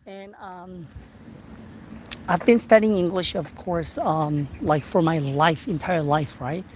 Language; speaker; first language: English; non-native, fluent; Korean